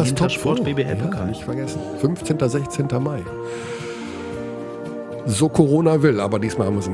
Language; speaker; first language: German; native; German